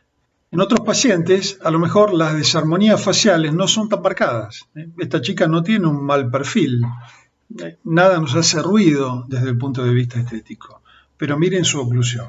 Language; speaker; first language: Spanish; native; Spanish